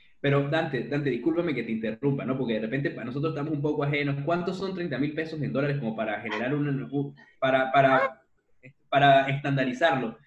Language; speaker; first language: Spanish; native; Spanish